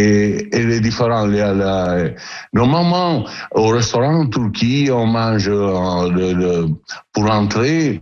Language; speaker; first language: French; non-native, learner; Italian